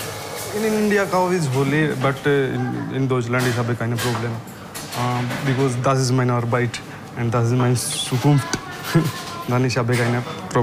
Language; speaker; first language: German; non-native, learner; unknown